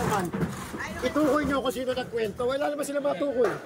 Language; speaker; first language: Filipino; native; Filipino